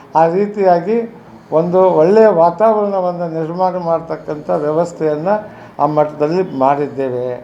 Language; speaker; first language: Kannada; non-native, local second language; Lambadi